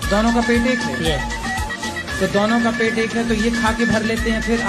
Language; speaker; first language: Hindi; native; Hindi